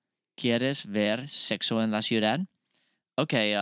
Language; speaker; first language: Spanish; non-native, learner; English